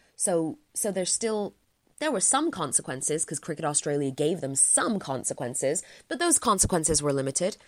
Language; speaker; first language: English; native; English